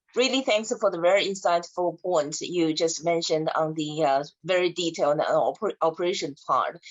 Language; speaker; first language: English; non-native, fluent; Chinese